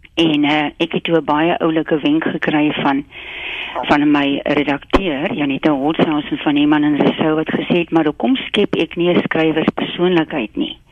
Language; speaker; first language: Afrikaans; native; Afrikaans